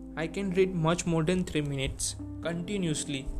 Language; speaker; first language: English; non-native, local second language; Gujarati